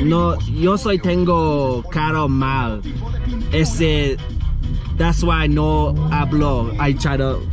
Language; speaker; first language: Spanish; non-native, learner; English